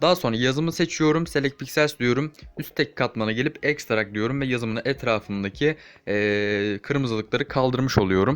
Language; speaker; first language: Turkish; native; Turkish